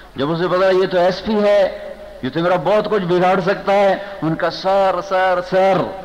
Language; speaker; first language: Urdu; non-native, local second language; Punjabi